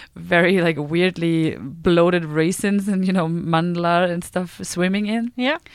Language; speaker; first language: English; non-native, fluent; German